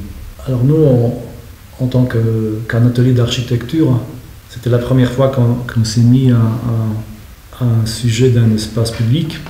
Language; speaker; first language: French; non-native, fluent; Polish